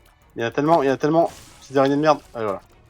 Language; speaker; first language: French; native; French